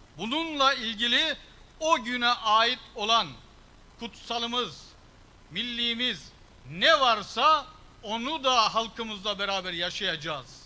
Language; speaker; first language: Turkish; early bilingual, heritage; Turkish